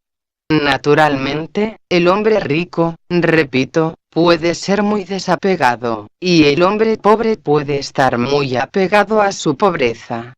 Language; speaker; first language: Spanish; native; Spanish